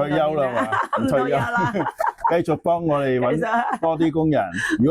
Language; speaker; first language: Cantonese; native; Cantonese